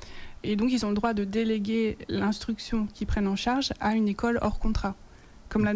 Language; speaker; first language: French; native; French